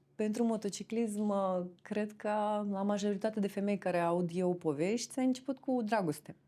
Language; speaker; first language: Romanian; non-native, fluent; Russian